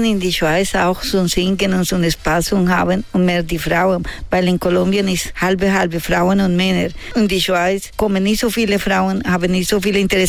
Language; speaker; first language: German; non-native, learner; Spanish